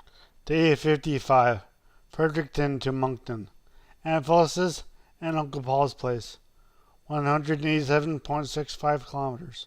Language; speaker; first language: English; native; English